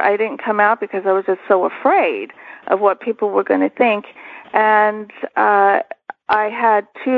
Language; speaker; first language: English; native; English